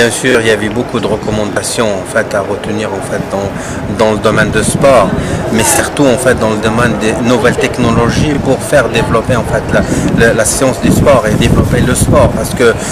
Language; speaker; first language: French; non-native, local second language; Arabic